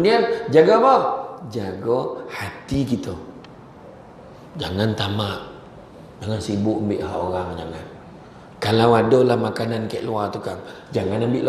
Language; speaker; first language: Malay; native; Malay